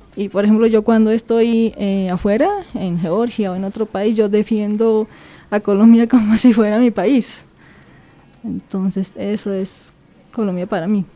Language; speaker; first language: Spanish; non-native, fluent; Georgian